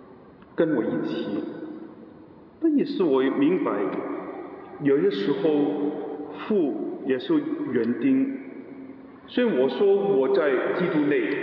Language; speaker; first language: Chinese; non-native, local second language; Cantonese